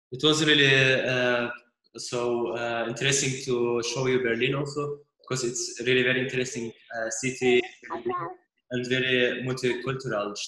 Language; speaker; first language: English; non-native, fluent; Arabic